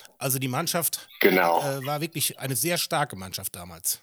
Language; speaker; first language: German; native; German